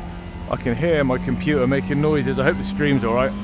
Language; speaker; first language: English; native; English